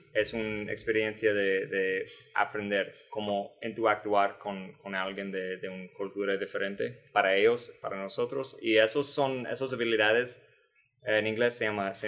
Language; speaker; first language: Spanish; non-native, learner; English